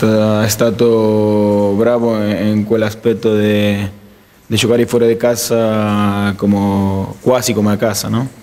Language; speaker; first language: Italian; non-native, fluent; Spanish